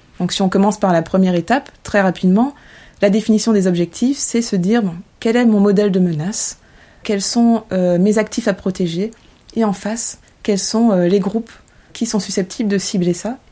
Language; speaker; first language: French; native; French